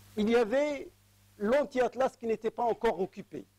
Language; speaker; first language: French; non-native, local second language; Arabic